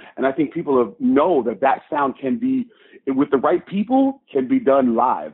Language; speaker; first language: English; native; English